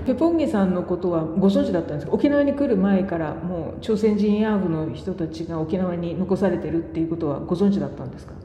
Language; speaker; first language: Japanese; native; Japanese